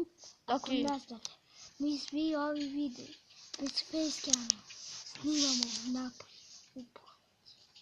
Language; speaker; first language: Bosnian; early bilingual, heritage; Bosnian